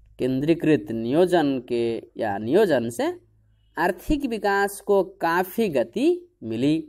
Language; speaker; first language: Hindi; non-native, local second language; Odia